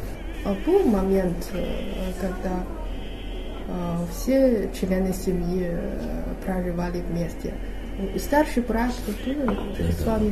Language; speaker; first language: Russian; non-native, fluent; Chinese